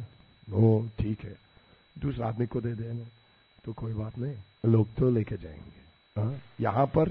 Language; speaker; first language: Hindi; non-native, fluent; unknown